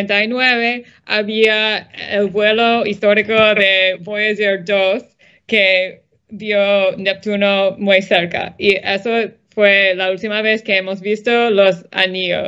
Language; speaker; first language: Spanish; non-native, fluent; English